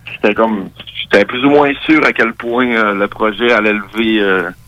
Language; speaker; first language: French; native; French